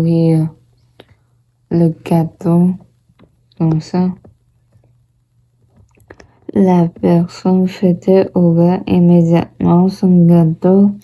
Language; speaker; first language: French; non-native, learner; Portuguese